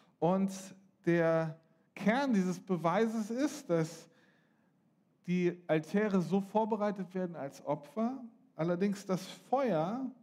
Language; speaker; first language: German; native; German